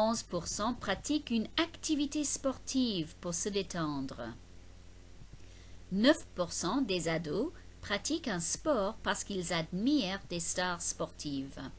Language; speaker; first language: French; non-native, fluent; English